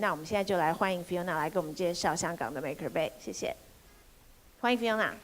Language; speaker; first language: Chinese; native; Chinese